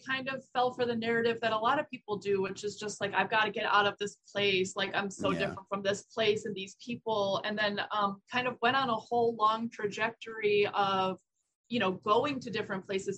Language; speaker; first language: English; native; English